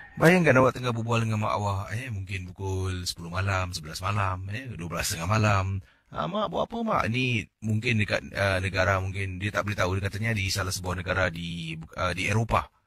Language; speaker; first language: Malay; native; Malay